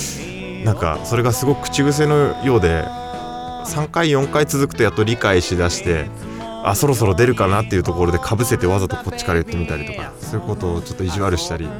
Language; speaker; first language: Japanese; native; Japanese